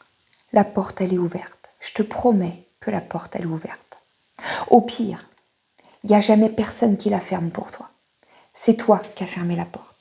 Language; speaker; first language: French; native; French